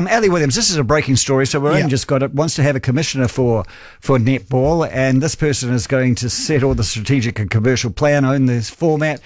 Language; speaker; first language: English; native; English